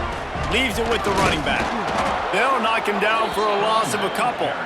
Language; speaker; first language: English; native; English